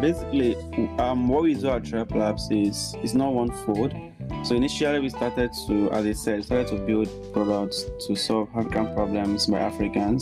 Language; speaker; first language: English; non-native, local second language; Yoruba